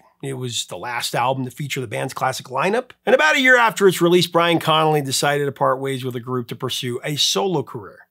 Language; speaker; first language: English; native; English